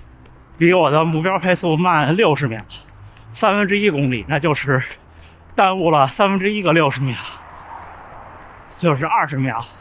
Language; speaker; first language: Chinese; native; Chinese